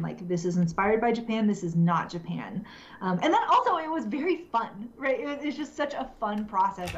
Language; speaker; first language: English; native; English